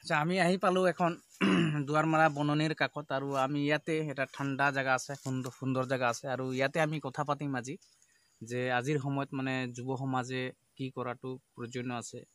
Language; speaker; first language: Assamese; non-native, local second language; Sadri